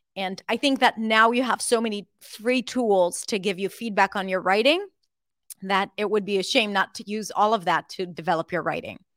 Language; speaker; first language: English; non-native, fluent; Hebrew